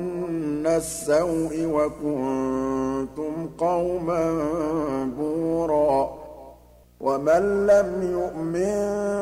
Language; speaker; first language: Arabic; native; Arabic